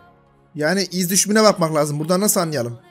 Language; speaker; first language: Turkish; native; Turkish